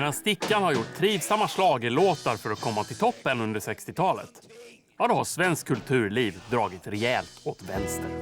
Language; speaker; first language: Swedish; native; Swedish